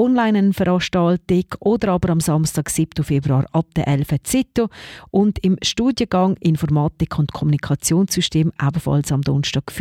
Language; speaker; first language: German; native; German